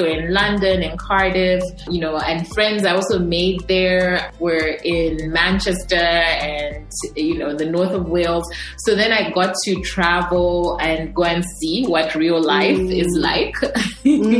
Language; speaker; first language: English; non-native, local second language; Bemba